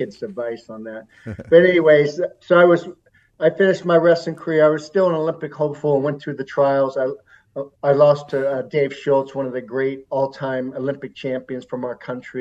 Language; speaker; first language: English; native; English